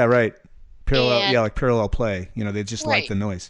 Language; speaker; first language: English; native; English